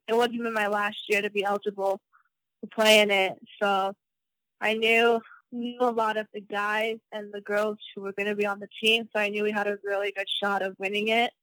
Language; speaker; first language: English; native; English